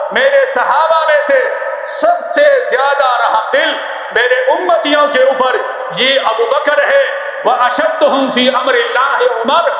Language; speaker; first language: Urdu; non-native, local second language; Pashto